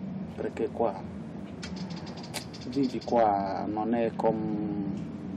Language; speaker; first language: Italian; non-native, learner; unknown